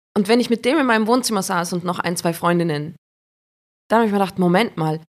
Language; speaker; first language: German; native; German